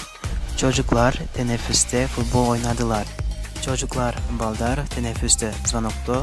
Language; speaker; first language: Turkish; non-native, fluent; Kyrgyz